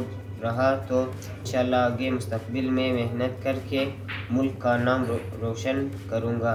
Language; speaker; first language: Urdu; non-native, local second language; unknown